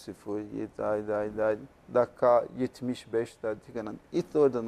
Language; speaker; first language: Turkish; non-native, learner; Portuguese